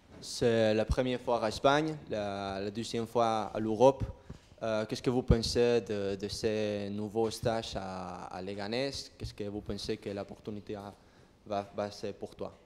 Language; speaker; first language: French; non-native, learner; Spanish